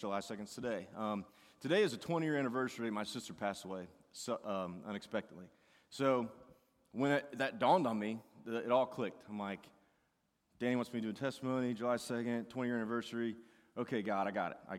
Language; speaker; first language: English; native; English